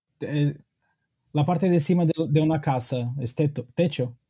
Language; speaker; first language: Spanish; non-native, fluent; Portuguese